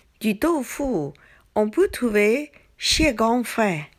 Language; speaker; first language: French; non-native, learner; Chinese